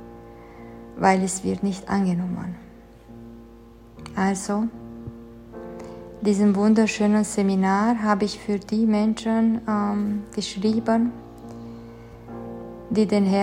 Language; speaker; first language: German; non-native, fluent; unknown